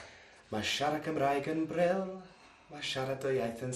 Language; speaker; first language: Welsh; non-native, local second language; English